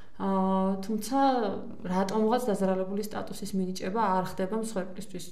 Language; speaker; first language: Georgian; native; Georgian